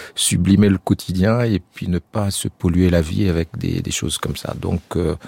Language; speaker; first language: French; non-native, local second language; Arabic